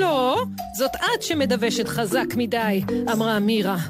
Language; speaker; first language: Hebrew; native; Hebrew